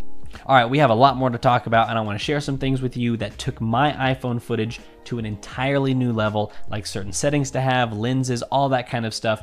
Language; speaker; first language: English; native; English